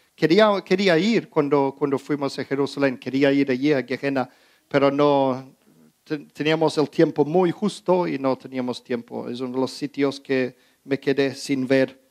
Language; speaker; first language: Spanish; early bilingual, heritage; Spanish